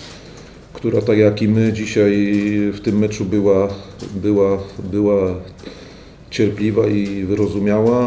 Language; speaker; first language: Polish; native; Polish